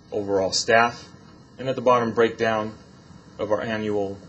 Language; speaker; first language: English; non-native, fluent; Polish